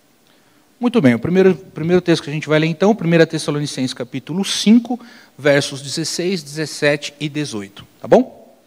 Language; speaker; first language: Portuguese; native; Portuguese